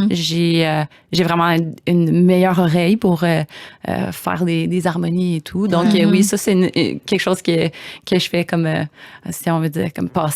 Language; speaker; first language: French; native; French